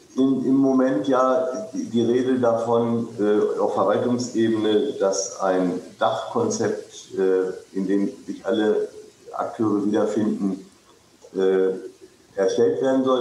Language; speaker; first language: German; native; German